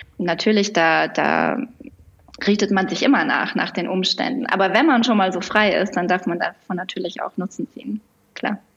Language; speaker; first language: German; native; German